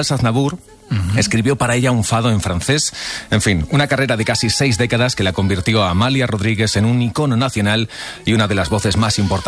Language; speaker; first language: Spanish; native; Spanish